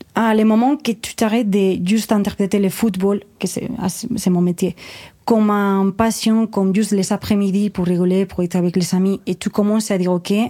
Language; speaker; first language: French; non-native, fluent; Spanish